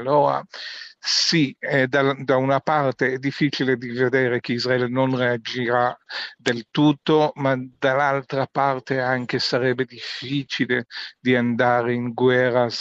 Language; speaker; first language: Italian; non-native, fluent; Hebrew